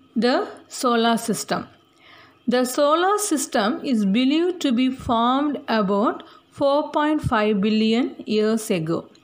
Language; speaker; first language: English; non-native, local second language; Tamil